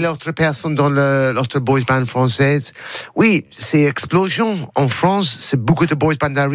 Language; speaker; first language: French; non-native, learner; English